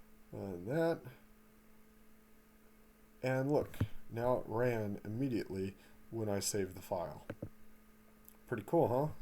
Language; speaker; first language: English; native; English